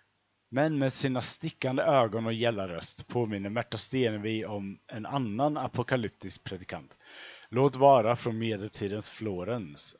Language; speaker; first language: Swedish; native; Swedish